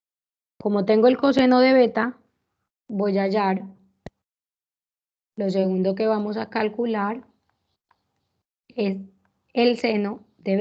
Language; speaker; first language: Spanish; native; Spanish